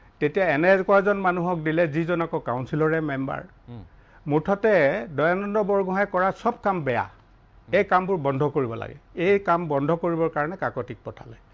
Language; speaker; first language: Assamese; native; Assamese